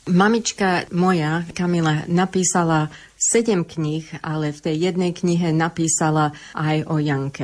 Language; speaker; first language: Slovak; early bilingual, heritage; English